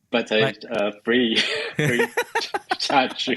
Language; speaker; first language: English; non-native, learner; Chinese